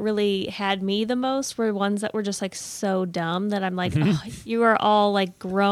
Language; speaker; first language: English; native; English